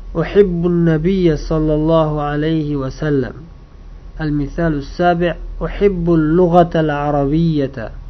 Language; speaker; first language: Arabic; non-native, fluent; Uzbek